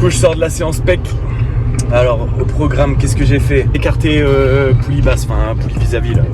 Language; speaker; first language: French; native; French